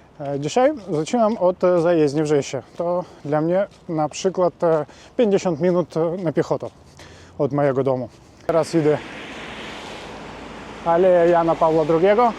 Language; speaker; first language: Polish; non-native, fluent; Russian